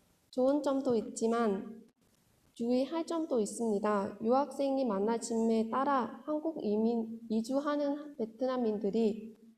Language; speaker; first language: Korean; non-native, fluent; Vietnamese